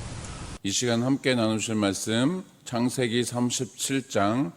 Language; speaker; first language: Korean; native; Korean